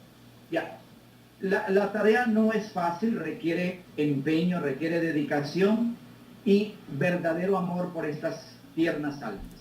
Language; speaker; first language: Spanish; native; Spanish